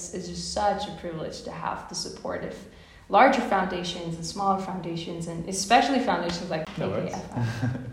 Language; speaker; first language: English; non-native, fluent; Czech